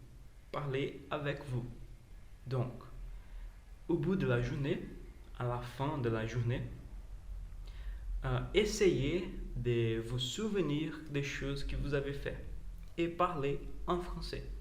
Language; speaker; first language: French; non-native, learner; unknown